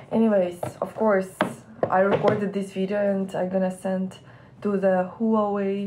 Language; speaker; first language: English; non-native, learner; Ukrainian